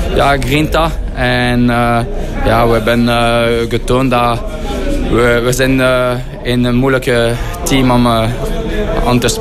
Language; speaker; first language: Dutch; non-native, fluent; French